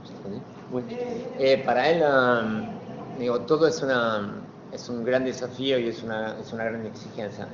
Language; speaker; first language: French; non-native, fluent; Spanish